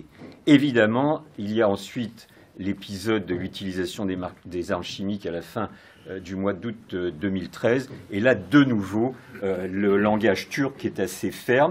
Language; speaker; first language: French; native; French